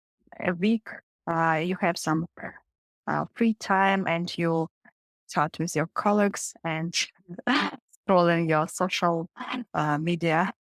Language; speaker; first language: English; non-native, learner; Russian